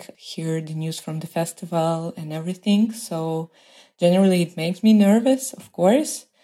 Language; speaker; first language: English; non-native, fluent; Russian